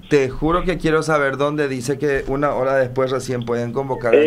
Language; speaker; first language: Spanish; native; Spanish